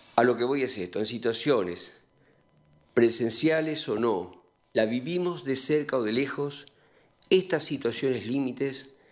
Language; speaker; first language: Spanish; native; Spanish